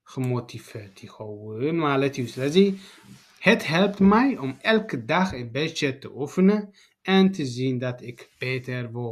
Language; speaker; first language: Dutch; non-native, learner; Tigrinya